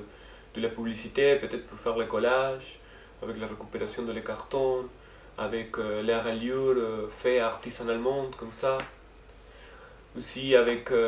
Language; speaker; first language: French; non-native, learner; Spanish